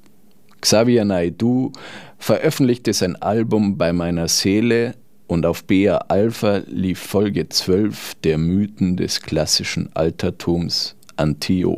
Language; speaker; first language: German; native; German